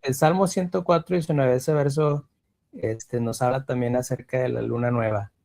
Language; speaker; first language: Spanish; native; Spanish